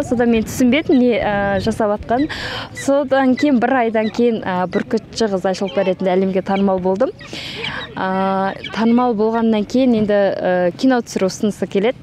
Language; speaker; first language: Kazakh; early bilingual, heritage; Kazakh